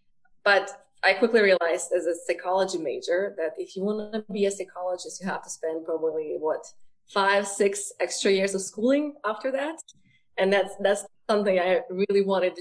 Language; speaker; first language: English; non-native, fluent; Ukrainian